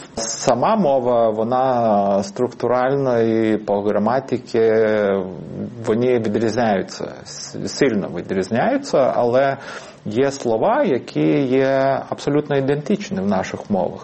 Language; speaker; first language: Ukrainian; non-native, fluent; Lithuanian